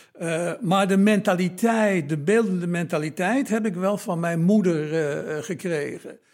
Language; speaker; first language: Dutch; native; Dutch